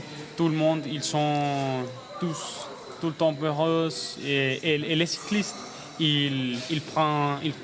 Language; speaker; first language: French; non-native, learner; Spanish